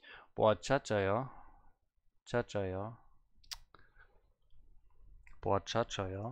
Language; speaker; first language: Korean; non-native, learner; German